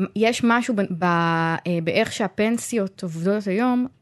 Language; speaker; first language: Hebrew; native; Hebrew